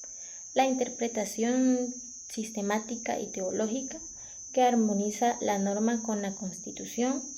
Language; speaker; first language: Spanish; native; Spanish